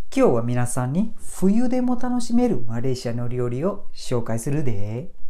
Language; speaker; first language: Japanese; non-native, fluent; Malay